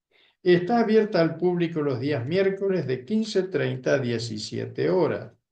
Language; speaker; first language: Spanish; native; Spanish